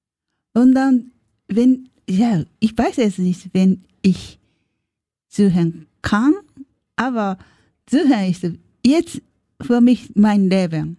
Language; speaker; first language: German; non-native, learner; Japanese